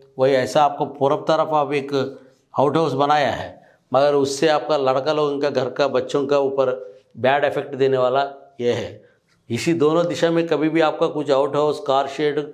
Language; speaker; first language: Hindi; non-native, local second language; Telugu